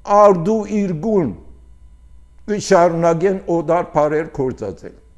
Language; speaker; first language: Armenian; early bilingual, heritage; Armenian